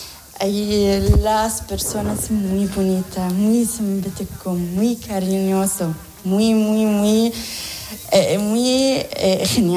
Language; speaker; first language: Spanish; non-native, learner; Arabic